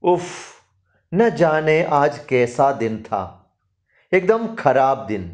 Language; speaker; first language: Hindi; non-native, local second language; Malayalam